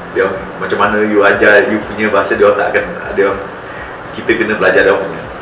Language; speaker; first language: Malay; non-native, local second language; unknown